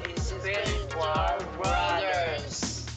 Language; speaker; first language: English; non-native, learner; Japanese